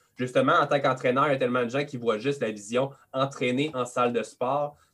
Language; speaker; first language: French; native; French